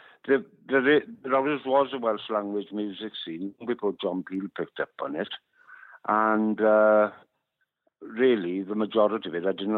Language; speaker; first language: English; non-native, local second language; Welsh